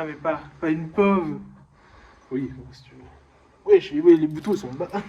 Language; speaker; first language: French; native; French